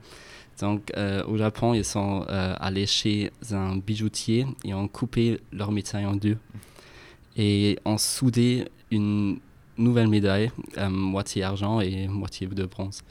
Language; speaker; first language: French; non-native, fluent; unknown